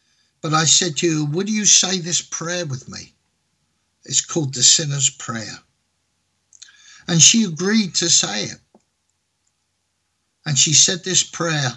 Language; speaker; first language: English; native; English